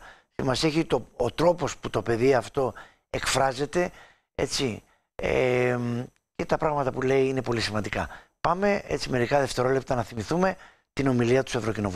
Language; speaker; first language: Greek; native; Greek